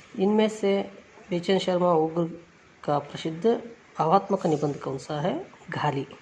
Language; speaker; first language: Hindi; non-native, local second language; Kannada